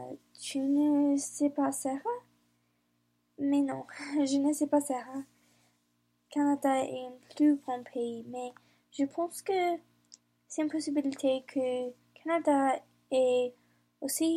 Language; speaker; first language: French; non-native, learner; English